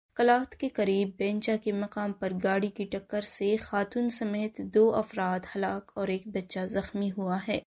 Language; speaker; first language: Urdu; non-native, local second language; Baluchi